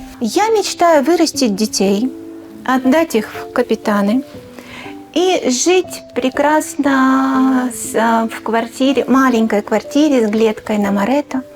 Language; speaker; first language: Russian; native; Russian